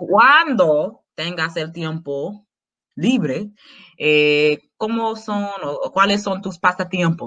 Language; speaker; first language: Spanish; non-native, learner; English